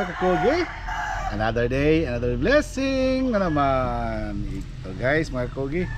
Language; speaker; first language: Filipino; non-native, local second language; Cebuano